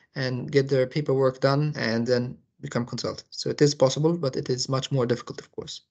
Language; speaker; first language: English; non-native, fluent; Arabic